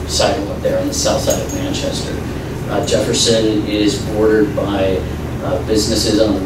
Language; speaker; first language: English; native; English